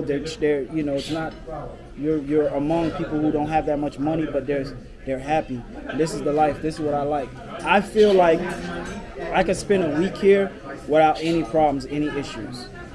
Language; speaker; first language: English; native; English